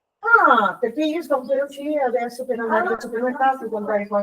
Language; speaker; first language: Italian; non-native, fluent; Portuguese